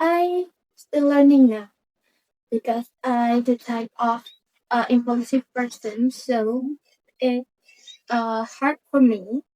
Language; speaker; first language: English; non-native, learner; Indonesian